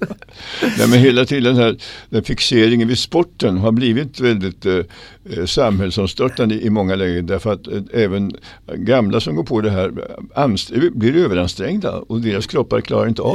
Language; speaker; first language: Swedish; native; Swedish